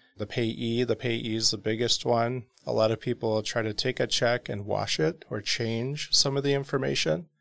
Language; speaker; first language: English; native; English